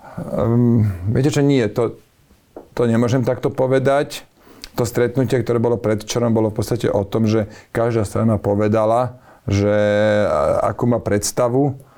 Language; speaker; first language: Slovak; native; Slovak